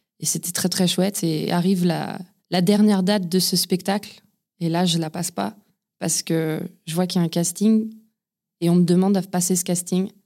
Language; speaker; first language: French; native; French